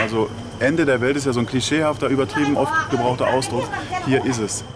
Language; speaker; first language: German; native; German